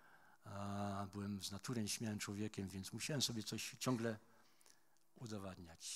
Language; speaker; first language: Polish; native; Polish